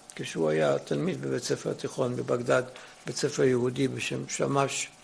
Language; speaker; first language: Hebrew; early bilingual, other home language; Arabic